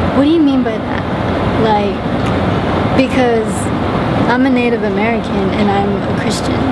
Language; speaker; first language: English; native; English